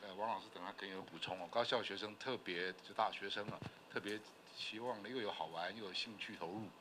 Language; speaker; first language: Chinese; native; Chinese